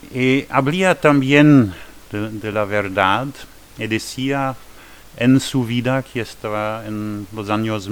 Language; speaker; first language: Spanish; non-native, learner; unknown